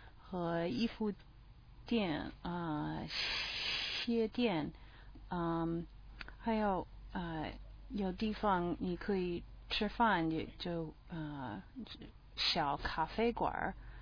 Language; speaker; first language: Chinese; non-native, learner; English